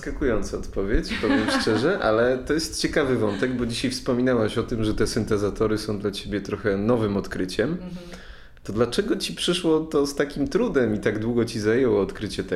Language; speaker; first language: Polish; native; Polish